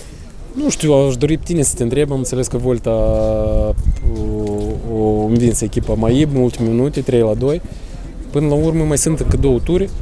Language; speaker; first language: Romanian; non-native, local second language; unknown